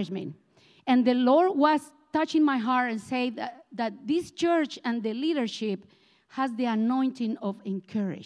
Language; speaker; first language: English; non-native, learner; Spanish